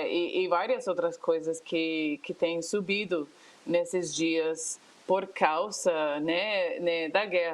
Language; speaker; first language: Portuguese; non-native, fluent; English